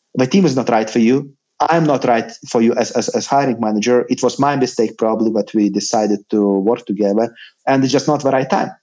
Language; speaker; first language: English; non-native, fluent; Lithuanian